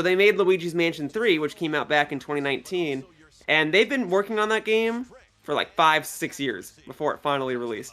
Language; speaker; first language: English; native; English